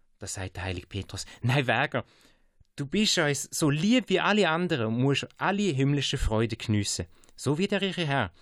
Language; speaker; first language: German; native; German